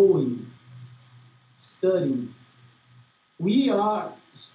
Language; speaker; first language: English; non-native, learner; Portuguese